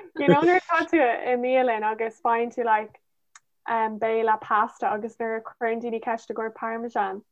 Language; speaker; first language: Irish; non-native, local second language; English